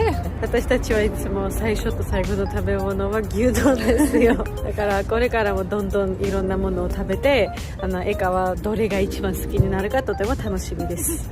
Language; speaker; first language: Japanese; non-native, fluent; Georgian